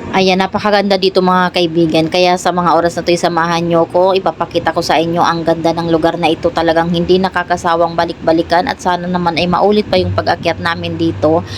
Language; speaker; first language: Filipino; non-native, local second language; Bikol